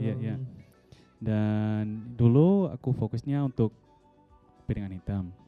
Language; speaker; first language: Indonesian; non-native, fluent; Dutch